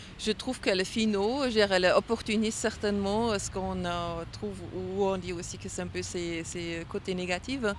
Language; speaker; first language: French; non-native, fluent; German